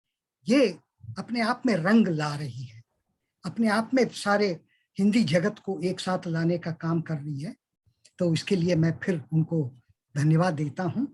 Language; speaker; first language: Hindi; native; Hindi